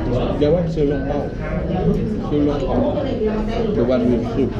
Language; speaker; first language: English; non-native, local second language; Malay